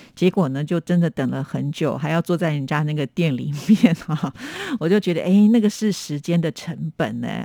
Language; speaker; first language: Chinese; native; Chinese